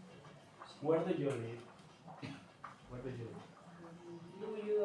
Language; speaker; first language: English; non-native, learner; Spanish